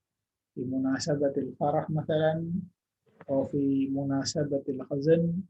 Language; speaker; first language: Arabic; non-native, fluent; Indonesian